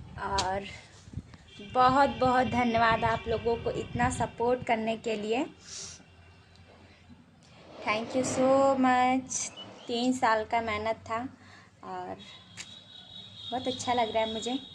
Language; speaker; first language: Hindi; non-native, local second language; Bhojpuri